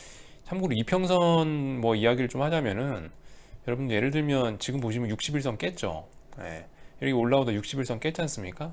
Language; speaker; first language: Korean; native; Korean